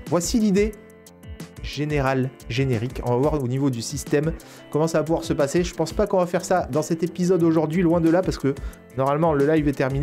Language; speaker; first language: French; native; French